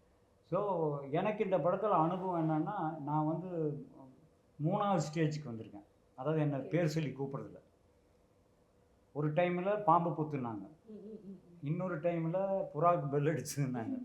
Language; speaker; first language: Tamil; native; Tamil